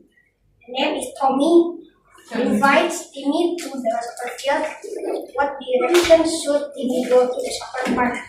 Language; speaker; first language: English; non-native, learner; Indonesian